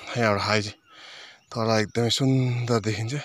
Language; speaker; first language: Hindi; non-native, local second language; Nepali